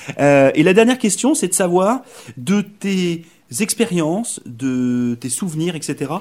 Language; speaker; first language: French; native; French